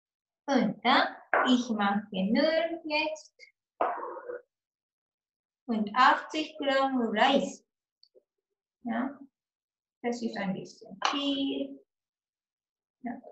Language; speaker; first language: German; non-native, learner; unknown